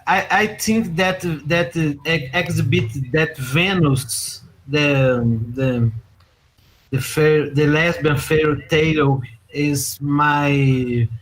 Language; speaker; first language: English; non-native, learner; Portuguese